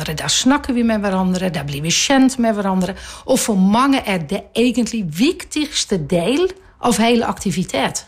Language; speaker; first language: Norwegian; non-native, fluent; Dutch